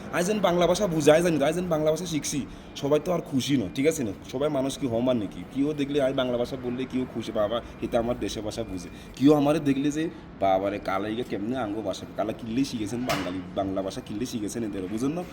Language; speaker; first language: Bangla; non-native, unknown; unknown